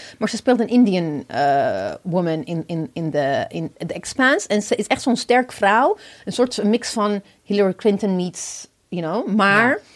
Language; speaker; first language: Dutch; non-native, fluent; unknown